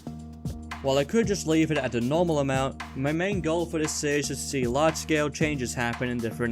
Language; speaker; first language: English; native; English